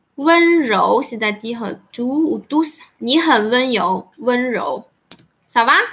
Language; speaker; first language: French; non-native, fluent; Chinese